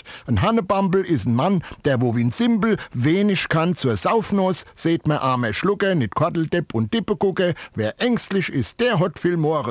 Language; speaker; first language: German; native; German